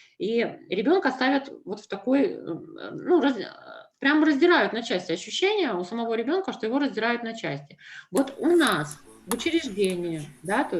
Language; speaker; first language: Russian; native; Russian